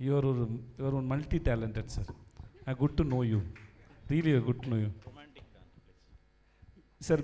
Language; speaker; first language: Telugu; non-native, learner; Tamil